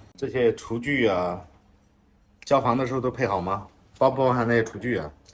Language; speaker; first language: Chinese; native; Chinese